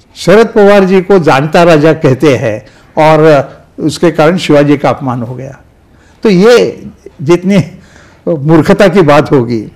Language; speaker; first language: Hindi; non-native, local second language; Marathi